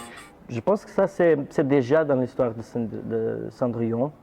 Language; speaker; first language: French; non-native, fluent; Portuguese